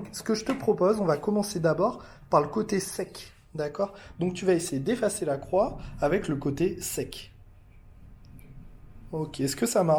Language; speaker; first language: French; native; French